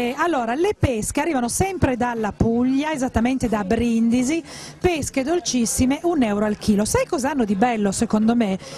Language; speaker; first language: Italian; native; Italian